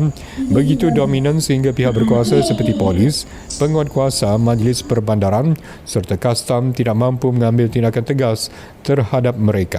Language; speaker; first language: Malay; native; Malay